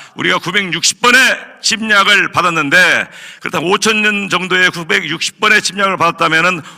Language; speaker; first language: Korean; native; Korean